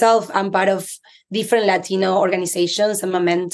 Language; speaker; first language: English; non-native, fluent; Spanish